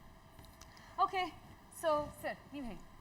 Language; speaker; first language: Kannada; native; Kannada